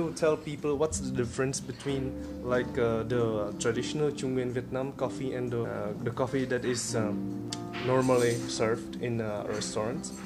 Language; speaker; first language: English; non-native, fluent; Vietnamese